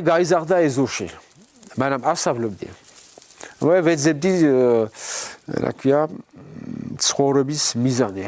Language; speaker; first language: Georgian; non-native, learner; French